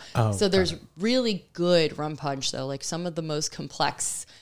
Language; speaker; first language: English; native; English